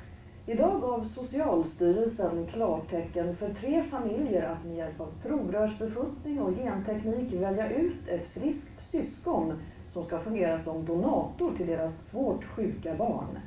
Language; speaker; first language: Swedish; native; Swedish